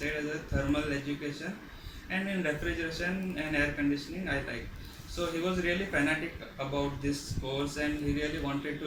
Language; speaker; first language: English; non-native, fluent; Gujarati